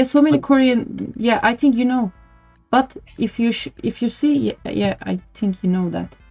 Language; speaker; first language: English; non-native, learner; Turkish